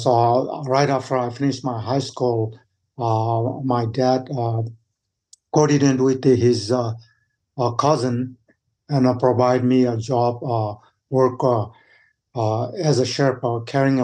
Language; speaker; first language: English; non-native, fluent; Sherpa